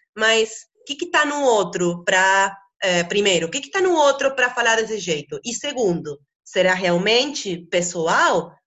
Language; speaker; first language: Portuguese; non-native, fluent; Spanish